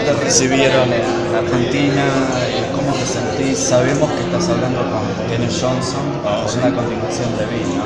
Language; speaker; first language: Spanish; native; Spanish